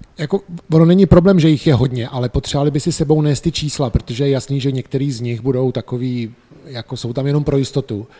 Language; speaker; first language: Czech; native; Czech